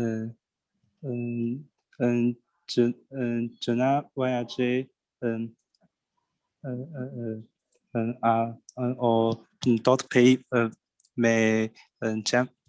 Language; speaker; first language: French; non-native, learner; Chinese